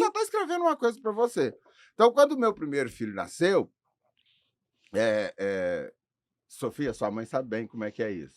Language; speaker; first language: Portuguese; native; Portuguese